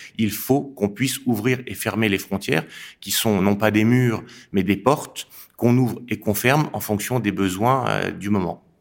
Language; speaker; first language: French; native; French